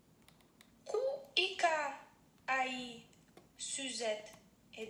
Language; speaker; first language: Albanian; non-native, learner; Finnish